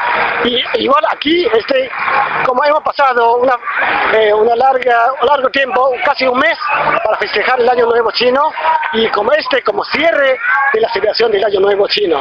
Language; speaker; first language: Spanish; non-native, fluent; Chinese